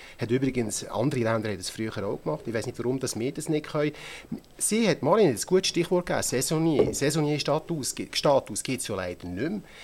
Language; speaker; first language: German; native; German